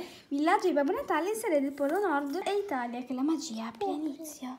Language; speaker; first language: Italian; native; Italian